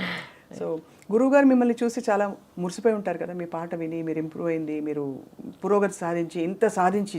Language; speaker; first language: Telugu; native; Telugu